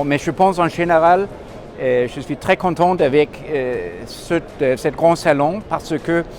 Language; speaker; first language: French; non-native, fluent; Danish